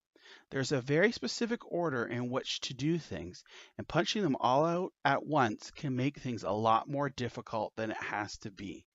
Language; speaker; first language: English; native; English